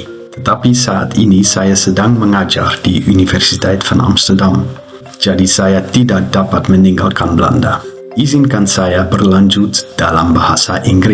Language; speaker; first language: Indonesian; non-native, learner; Dutch